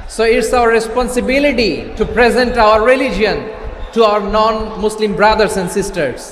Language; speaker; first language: English; non-native, local second language; Bangla